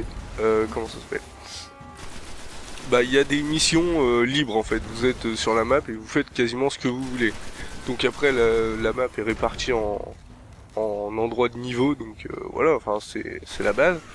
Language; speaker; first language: French; native; French